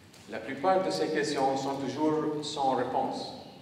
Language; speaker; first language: French; non-native, local second language; Arabic